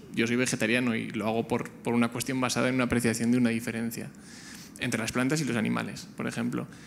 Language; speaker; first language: Spanish; native; Spanish